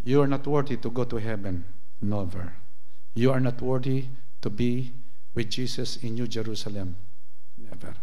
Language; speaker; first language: English; non-native, local second language; Filipino